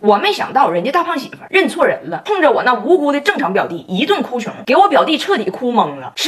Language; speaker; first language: Chinese; native; Chinese